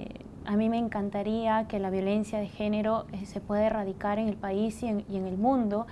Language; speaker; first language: Spanish; native; Spanish